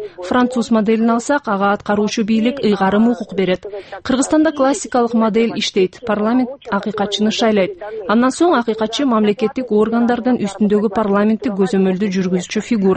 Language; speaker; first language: Kyrgyz; native; Kyrgyz